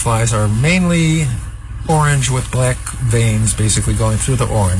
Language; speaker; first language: English; native; English